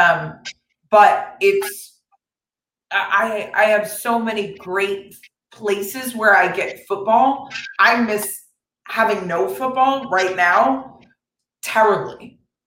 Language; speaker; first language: English; native; English